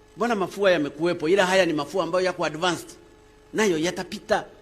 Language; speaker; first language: Swahili; non-native, local second language; Sukuma